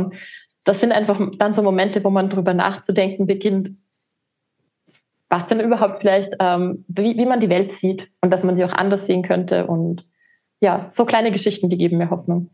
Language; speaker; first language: German; native; German